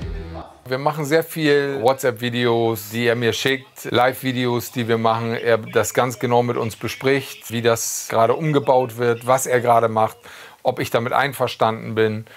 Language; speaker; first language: German; native; German